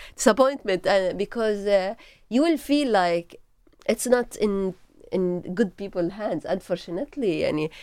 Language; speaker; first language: English; non-native, learner; Arabic